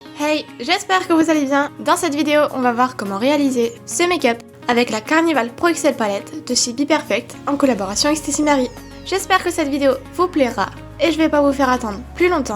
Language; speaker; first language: French; native; French